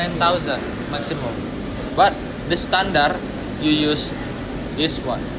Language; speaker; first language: English; non-native, learner; Indonesian